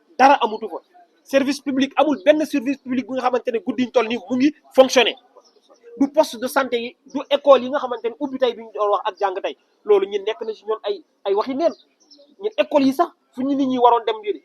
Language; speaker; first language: Wolof; non-native, local second language; Soninke